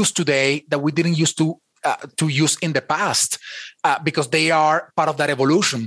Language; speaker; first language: English; non-native, fluent; Spanish